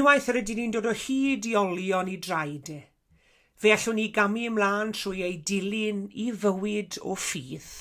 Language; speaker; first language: Welsh; native; Welsh